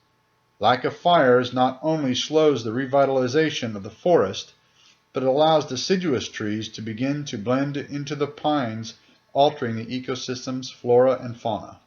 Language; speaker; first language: English; native; English